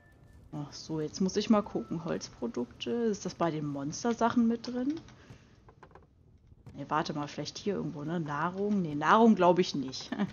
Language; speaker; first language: German; native; German